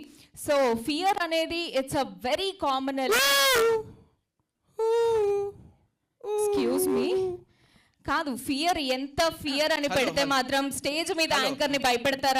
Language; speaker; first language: Telugu; native; Telugu